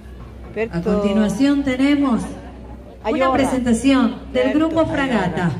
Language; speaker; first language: Spanish; native; Spanish